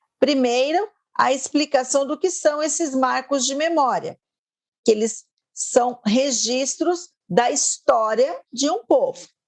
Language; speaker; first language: Portuguese; native; Portuguese